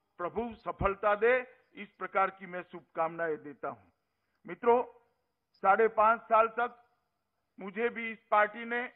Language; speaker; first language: Hindi; non-native, local second language; Gujarati